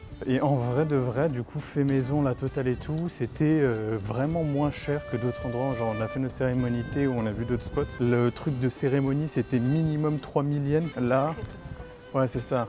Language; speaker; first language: French; native; French